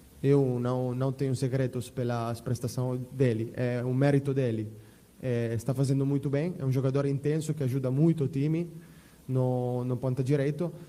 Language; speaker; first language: Portuguese; non-native, fluent; Italian